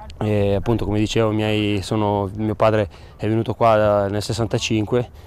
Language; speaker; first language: Italian; native; Italian